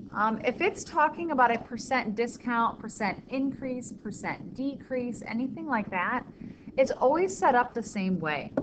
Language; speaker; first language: English; native; English